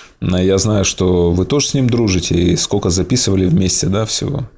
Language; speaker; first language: Russian; native; Russian